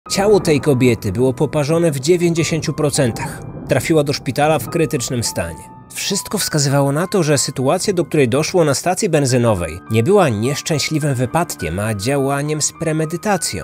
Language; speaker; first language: Polish; native; Polish